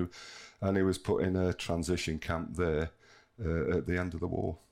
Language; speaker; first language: English; native; English